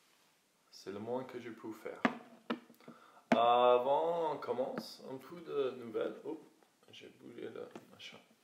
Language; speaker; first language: French; non-native, fluent; English